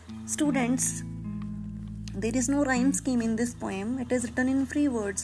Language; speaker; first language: English; non-native, local second language; Punjabi